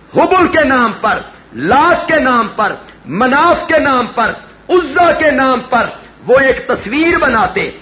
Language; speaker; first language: Urdu; non-native, local second language; Punjabi